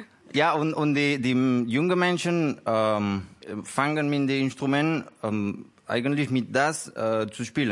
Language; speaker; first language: German; non-native, learner; Spanish